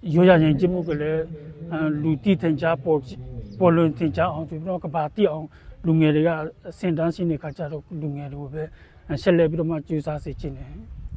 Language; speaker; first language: Burmese; non-native, local second language; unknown